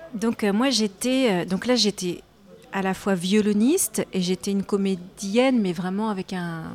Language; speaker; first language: French; native; French